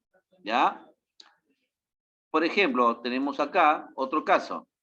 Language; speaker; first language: Spanish; native; Spanish